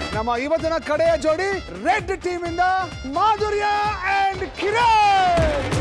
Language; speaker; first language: Kannada; native; Kannada